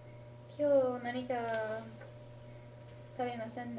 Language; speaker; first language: Japanese; non-native, learner; English